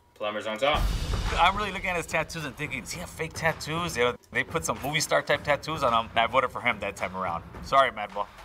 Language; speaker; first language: English; native; English